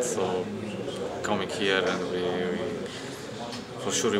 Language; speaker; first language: English; non-native, learner; Polish